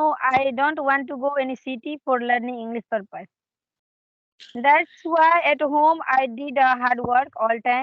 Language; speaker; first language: English; non-native, learner; Hindi